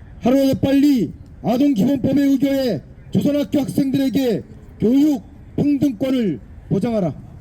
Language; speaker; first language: Korean; native; Korean